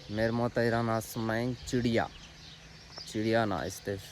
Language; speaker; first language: Armenian; non-native, learner; Hindi